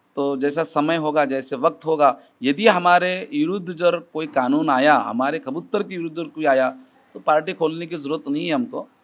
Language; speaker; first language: Hindi; non-native, local second language; Marathi